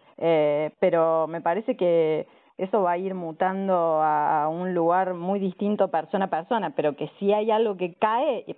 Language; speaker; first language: Spanish; native; Spanish